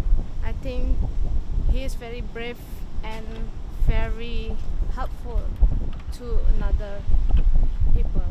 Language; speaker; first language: English; non-native, learner; Indonesian